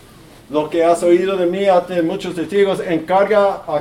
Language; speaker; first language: Spanish; early bilingual, heritage; English